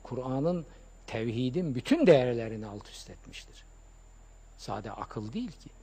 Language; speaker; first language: Turkish; native; Turkish